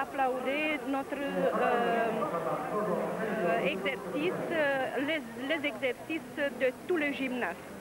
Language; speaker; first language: French; non-native, learner; Romanian